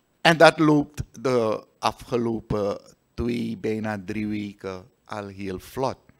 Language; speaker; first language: Dutch; native; Dutch